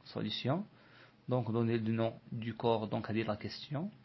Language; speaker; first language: French; non-native, local second language; Arabic